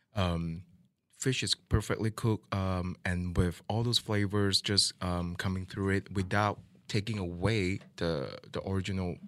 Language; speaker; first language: English; non-native, local second language; Min Nan Chinese